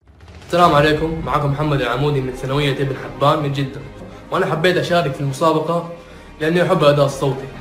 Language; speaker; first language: Arabic; native; Arabic